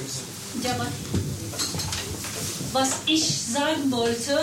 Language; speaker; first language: German; non-native, learner; Persian